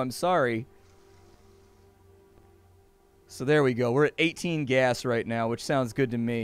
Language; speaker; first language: English; native; English